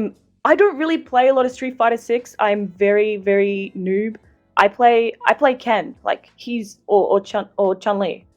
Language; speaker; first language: English; native; English